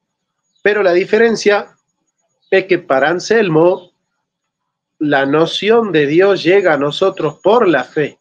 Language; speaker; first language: Spanish; native; Spanish